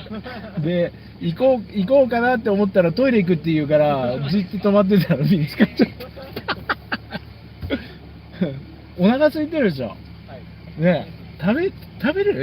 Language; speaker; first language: Japanese; native; Japanese